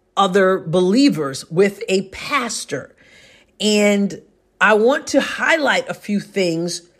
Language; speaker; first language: English; native; English